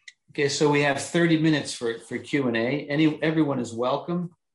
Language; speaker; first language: English; native; English